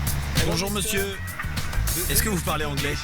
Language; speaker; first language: French; native; French